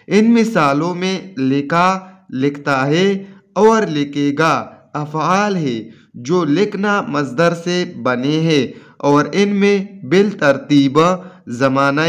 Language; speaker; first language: Urdu; non-native, local second language; Pashto